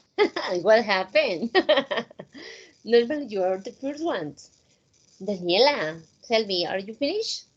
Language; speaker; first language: English; non-native, fluent; Spanish